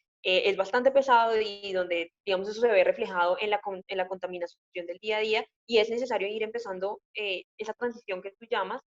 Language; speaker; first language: Spanish; native; Spanish